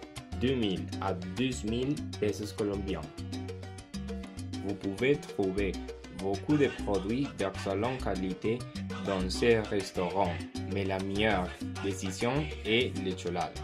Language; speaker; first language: French; non-native, learner; Spanish